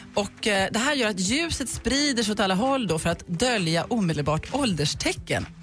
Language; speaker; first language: Swedish; native; Swedish